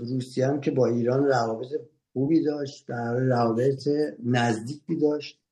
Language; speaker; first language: Persian; native; Persian